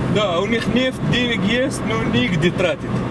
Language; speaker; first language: Russian; non-native, fluent; Arabic